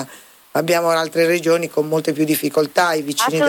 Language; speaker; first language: Italian; native; Italian